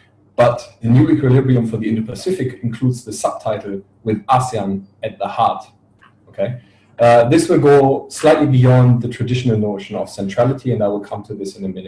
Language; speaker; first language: English; non-native, fluent; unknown